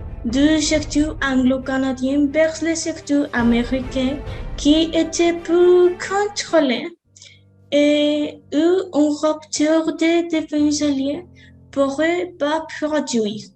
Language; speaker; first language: French; non-native, learner; Spanish